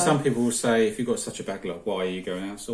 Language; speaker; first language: English; native; English